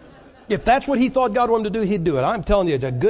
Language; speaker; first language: English; native; English